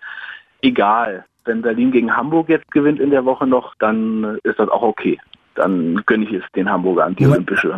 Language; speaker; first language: German; native; German